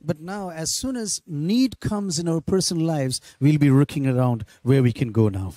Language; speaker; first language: English; non-native, local second language; Tamil